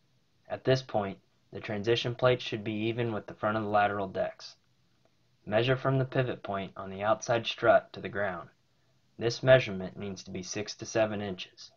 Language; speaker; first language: English; native; English